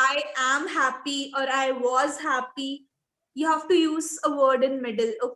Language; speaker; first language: English; non-native, local second language; Hindi